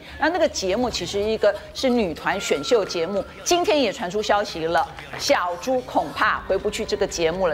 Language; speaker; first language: Chinese; native; Chinese